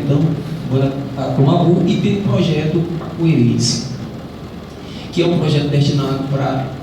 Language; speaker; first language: Portuguese; native; Portuguese